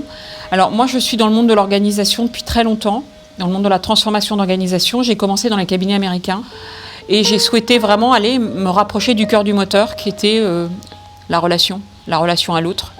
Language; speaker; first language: French; native; French